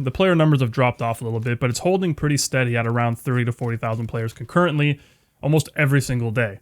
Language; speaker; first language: English; native; English